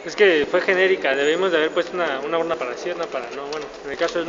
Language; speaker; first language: Spanish; native; Spanish